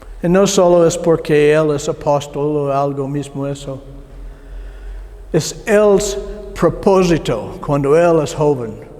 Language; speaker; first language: Spanish; non-native, learner; English